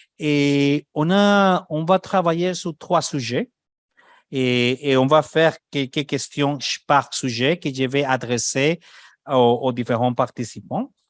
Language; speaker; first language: French; non-native, fluent; Spanish